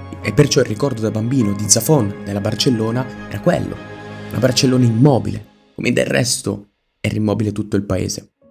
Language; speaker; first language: Italian; native; Italian